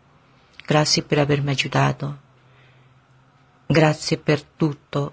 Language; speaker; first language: Italian; non-native, learner; Spanish